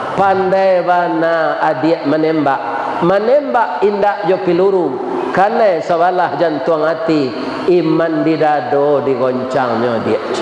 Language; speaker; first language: Malay; non-native, local second language; Minangkabau